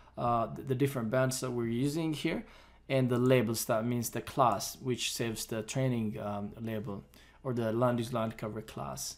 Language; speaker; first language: English; non-native, fluent; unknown